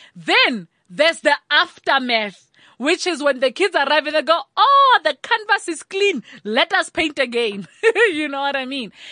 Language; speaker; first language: English; non-native, local second language; Tswana